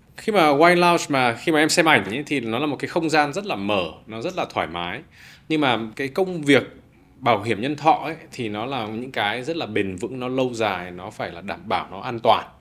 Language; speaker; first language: Vietnamese; native; Vietnamese